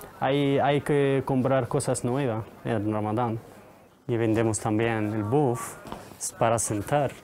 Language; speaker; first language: Spanish; non-native, learner; Arabic